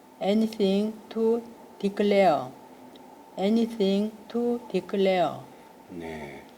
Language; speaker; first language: English; non-native, learner; Korean